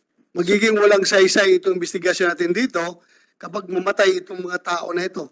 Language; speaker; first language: Filipino; native; Filipino